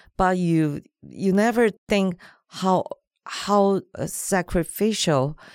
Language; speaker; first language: English; non-native, learner; Chinese